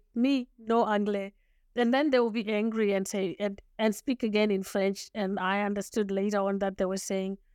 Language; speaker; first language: English; non-native, local second language; Shona